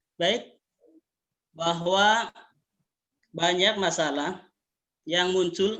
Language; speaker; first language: Indonesian; native; Indonesian